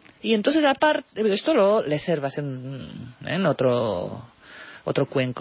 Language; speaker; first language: Spanish; non-native, fluent; Japanese